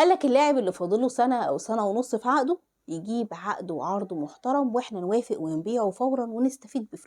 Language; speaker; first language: Arabic; native; Arabic